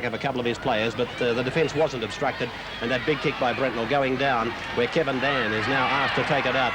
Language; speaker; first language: English; native; English